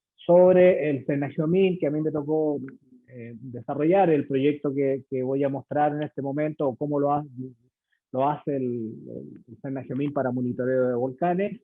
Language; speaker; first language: Spanish; native; Spanish